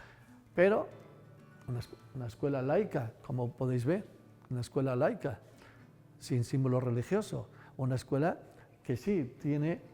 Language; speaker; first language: Spanish; native; Spanish